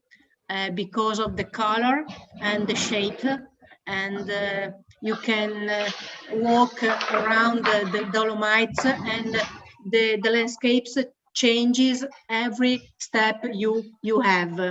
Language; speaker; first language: English; non-native, learner; Italian